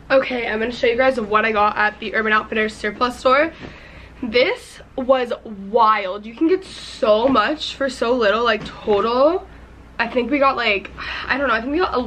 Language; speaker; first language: English; native; English